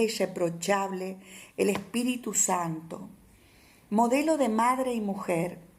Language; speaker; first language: Spanish; native; Spanish